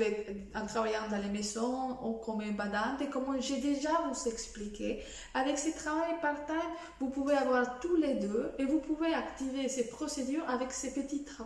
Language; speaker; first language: French; non-native, fluent; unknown